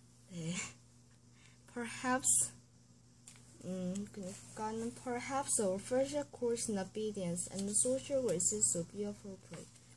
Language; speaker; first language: English; non-native, fluent; Korean